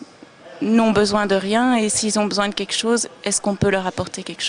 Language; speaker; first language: French; native; French